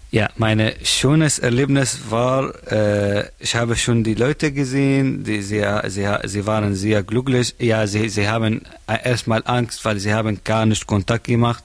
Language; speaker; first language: German; non-native, learner; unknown